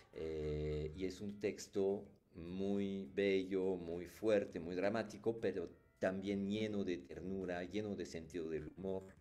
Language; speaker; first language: Spanish; non-native, fluent; French